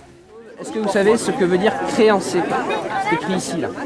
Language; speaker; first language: French; native; French